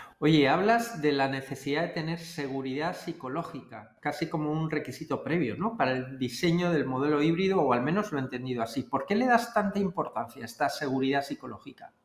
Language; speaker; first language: Spanish; native; Spanish